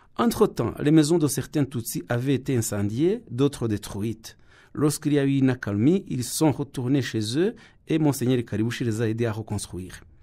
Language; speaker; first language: French; non-native, local second language; Kinyarwanda